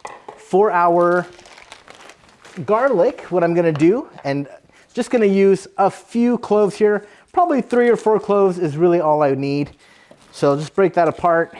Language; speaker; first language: English; native; English